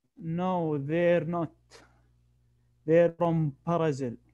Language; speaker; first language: English; non-native, learner; Arabic